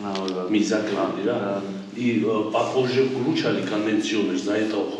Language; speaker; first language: Russian; non-native, learner; Georgian